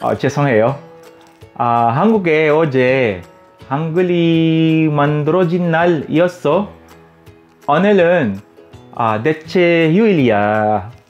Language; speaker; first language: Korean; non-native, learner; Filipino